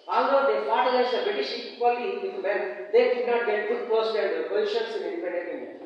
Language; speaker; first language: English; non-native, local second language; Telugu